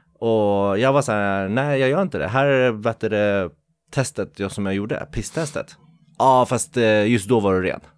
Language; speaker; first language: Swedish; early bilingual, other home language; Kurdish